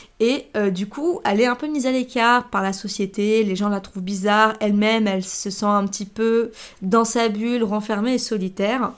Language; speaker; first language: French; native; French